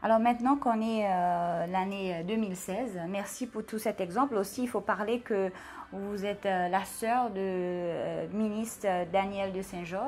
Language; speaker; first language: French; non-native, local second language; Seselwa Creole French